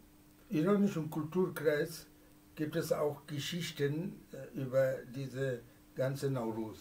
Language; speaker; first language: German; non-native, fluent; Persian